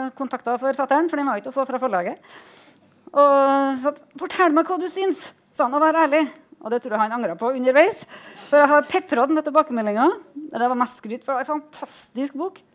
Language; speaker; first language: Norwegian; native; Norwegian